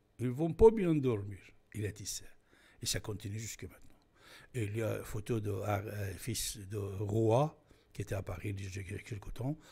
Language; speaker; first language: French; non-native, fluent; Persian